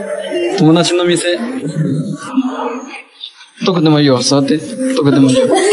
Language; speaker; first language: Japanese; non-native, learner; Chinese